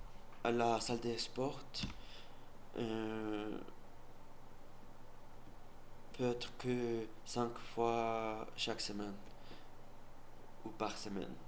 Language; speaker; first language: French; non-native, learner; Spanish